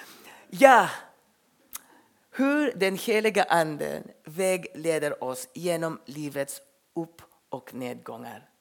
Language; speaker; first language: Swedish; non-native, fluent; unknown